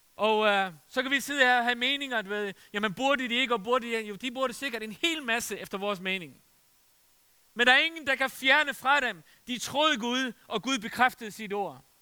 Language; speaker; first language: Danish; non-native, fluent; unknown